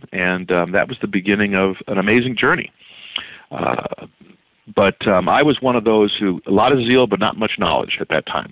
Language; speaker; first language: English; native; English